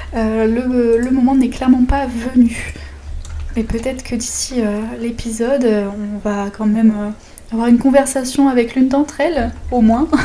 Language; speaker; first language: French; native; French